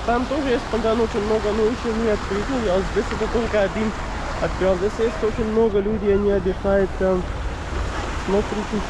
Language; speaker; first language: Russian; non-native, learner; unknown